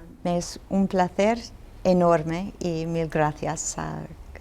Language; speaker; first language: Spanish; non-native, fluent; English